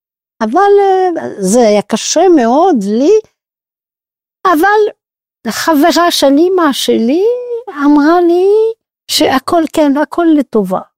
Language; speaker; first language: Hebrew; non-native, fluent; French